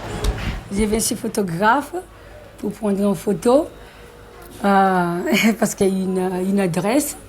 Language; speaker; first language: French; non-native, learner; Malagasy